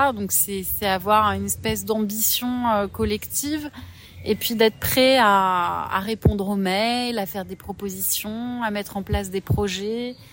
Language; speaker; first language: French; native; French